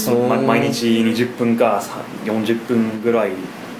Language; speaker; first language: Japanese; non-native, fluent; English